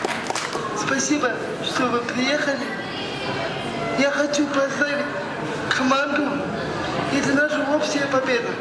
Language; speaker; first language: Russian; non-native, local second language; Kazakh